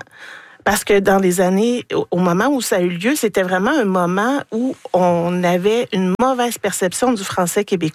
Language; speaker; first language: French; native; French